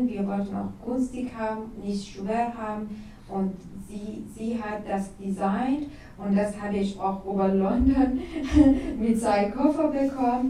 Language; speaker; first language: German; non-native, learner; Persian